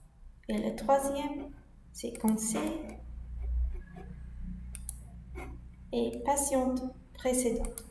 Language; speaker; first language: French; non-native, learner; English